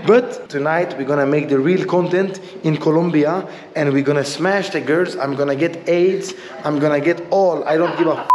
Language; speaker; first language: English; non-native, fluent; Swedish